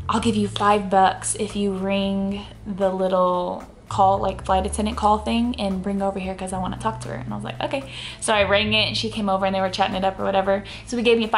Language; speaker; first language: English; native; English